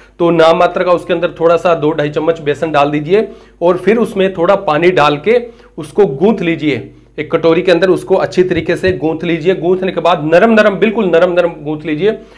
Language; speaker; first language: Hindi; native; Hindi